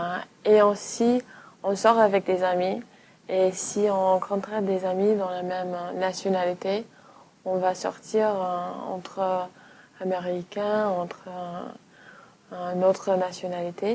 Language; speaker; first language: French; non-native, fluent; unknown